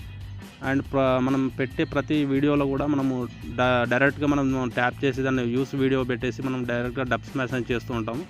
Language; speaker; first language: Telugu; native; Telugu